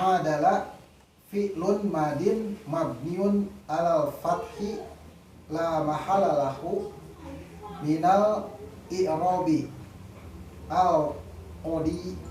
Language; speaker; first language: Arabic; non-native, learner; Indonesian